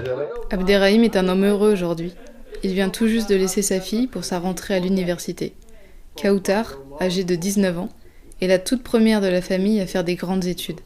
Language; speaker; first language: French; native; French